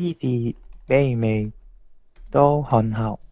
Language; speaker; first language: Chinese; non-native, learner; Korean